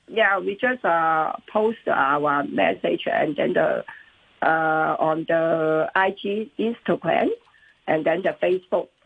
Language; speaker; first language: English; non-native, local second language; Cantonese